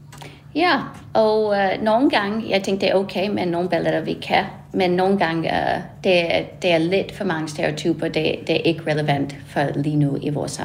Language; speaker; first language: Danish; non-native, fluent; English